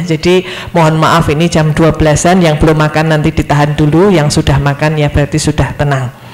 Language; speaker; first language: Indonesian; native; Indonesian